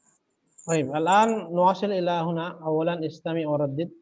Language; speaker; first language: Arabic; non-native, fluent; Indonesian